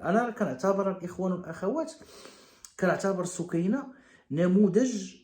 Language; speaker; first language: Arabic; native; Arabic